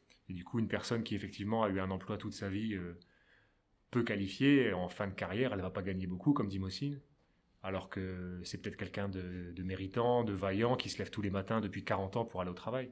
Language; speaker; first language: French; native; French